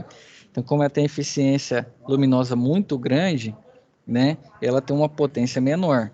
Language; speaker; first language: Portuguese; native; Portuguese